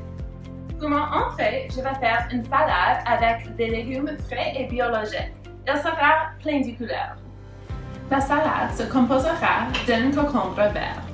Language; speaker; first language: French; non-native, learner; English